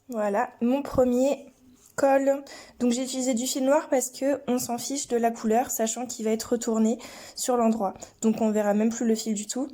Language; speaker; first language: French; native; French